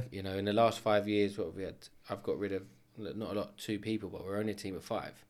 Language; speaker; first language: English; native; English